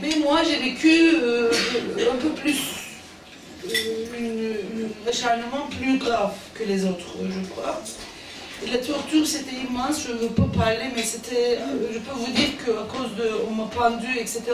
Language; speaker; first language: French; non-native, fluent; Turkish